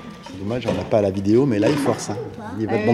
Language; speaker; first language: French; native; French